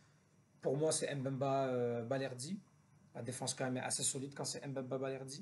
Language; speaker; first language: French; native; French